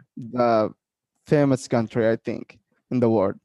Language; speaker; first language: English; non-native, fluent; Arabic